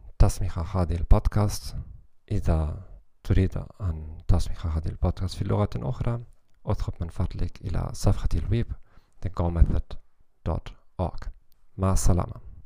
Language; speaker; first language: Arabic; non-native, learner; German